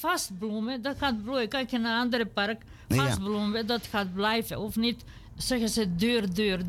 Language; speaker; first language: Dutch; non-native, learner; Serbian